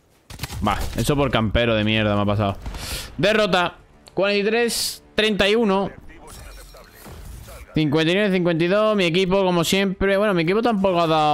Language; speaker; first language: Spanish; native; Spanish